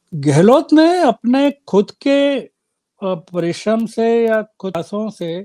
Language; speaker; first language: Hindi; native; Hindi